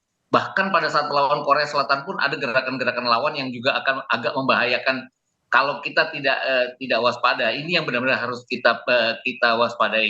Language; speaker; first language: Indonesian; native; Indonesian